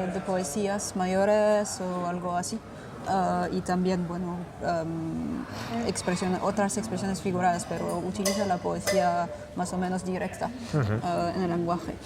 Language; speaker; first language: Spanish; non-native, fluent; French